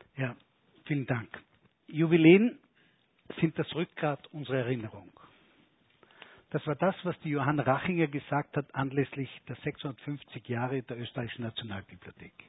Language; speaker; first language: German; native; German